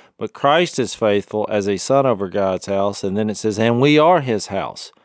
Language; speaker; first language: English; native; English